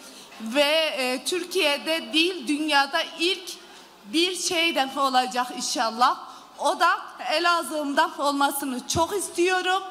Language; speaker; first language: Turkish; early bilingual, heritage; Turkish